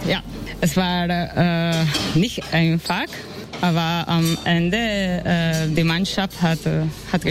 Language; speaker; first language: German; non-native, learner; Spanish